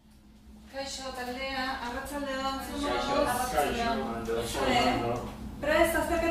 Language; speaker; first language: Basque; non-native, learner; Spanish